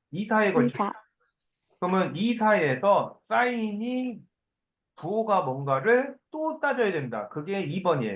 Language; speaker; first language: Korean; native; Korean